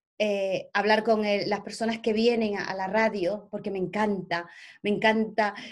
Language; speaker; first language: Spanish; native; Spanish